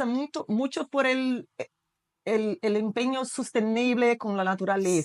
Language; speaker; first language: Spanish; non-native, fluent; Portuguese